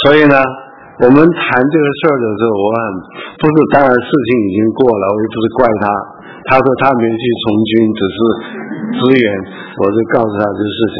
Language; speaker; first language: Chinese; early bilingual, heritage; Chinese